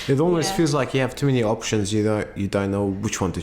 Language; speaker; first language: English; native; English